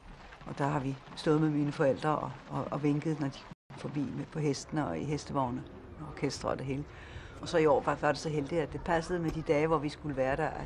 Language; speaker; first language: Danish; native; Danish